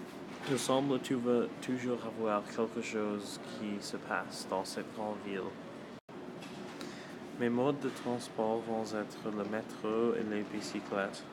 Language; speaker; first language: French; non-native, local second language; English